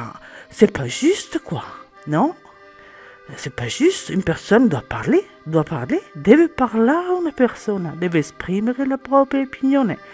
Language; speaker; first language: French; non-native, learner; Italian